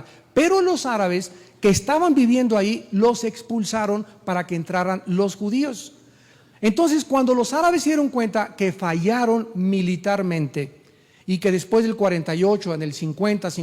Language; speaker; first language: Spanish; native; Spanish